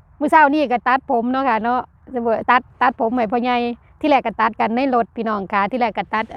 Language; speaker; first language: Thai; non-native, local second language; Lao